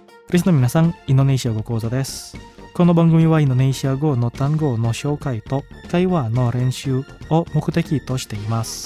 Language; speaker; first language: Japanese; non-native, fluent; Indonesian